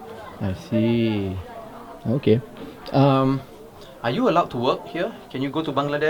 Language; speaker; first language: English; non-native, local second language; Malay